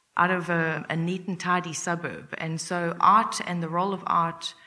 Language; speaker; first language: English; native; English